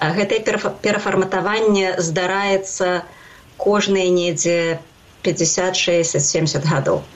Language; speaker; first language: Belarusian; native; Belarusian